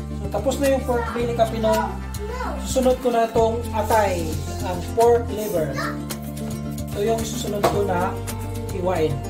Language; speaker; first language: Filipino; non-native, local second language; Cebuano